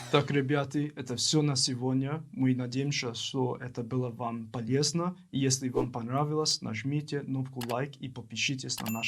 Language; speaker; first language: Russian; non-native, learner; English